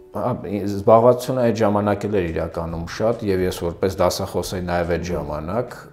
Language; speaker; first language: Armenian; early bilingual, other home language; Russian